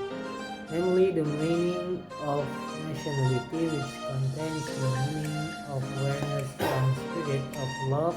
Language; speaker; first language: English; non-native, learner; Indonesian